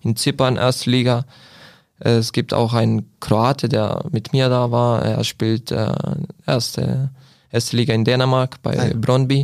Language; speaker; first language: German; non-native, fluent; Croatian